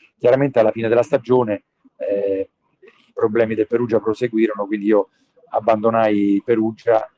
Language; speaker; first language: Italian; native; Italian